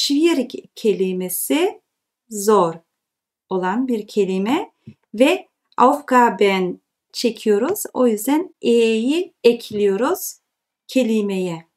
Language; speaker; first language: Turkish; early bilingual, heritage; Turkish